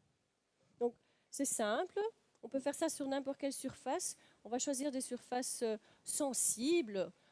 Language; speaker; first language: French; native; French